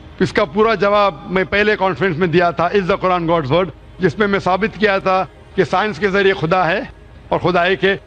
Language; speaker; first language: Urdu; non-native, local second language; Konkani